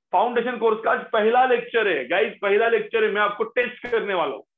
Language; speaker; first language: Hindi; non-native, local second language; Marathi